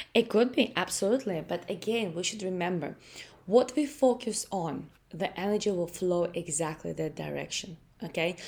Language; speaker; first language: English; non-native, fluent; Latvian